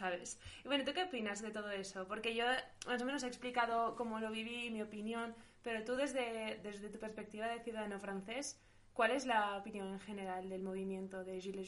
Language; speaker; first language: Spanish; native; Spanish